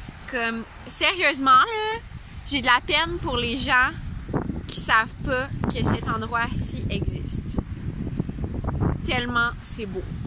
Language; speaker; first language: French; native; French